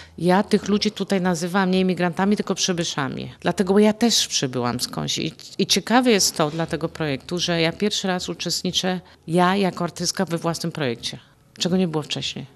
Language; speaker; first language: Polish; native; Polish